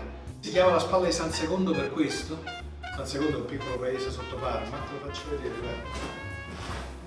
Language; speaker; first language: Italian; native; Italian